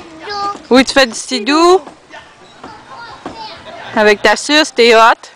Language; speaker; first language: French; native; French